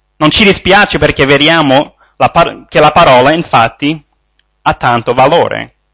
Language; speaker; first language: Italian; non-native, fluent; English